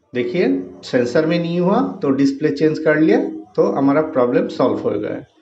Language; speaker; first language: Hindi; non-native, local second language; Bangla